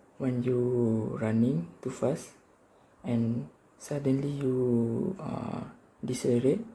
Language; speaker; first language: English; non-native, learner; Malay